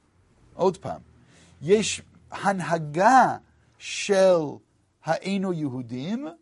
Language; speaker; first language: Hebrew; non-native, fluent; English